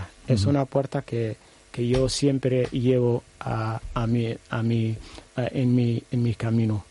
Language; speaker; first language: Spanish; non-native, learner; Arabic